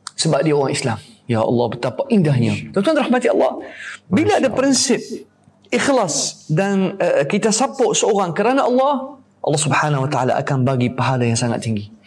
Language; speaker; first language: Malay; native; Malay